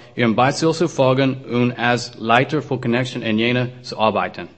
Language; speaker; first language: German; non-native, learner; English